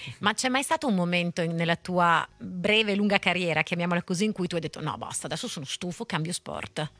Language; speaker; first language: Italian; native; Italian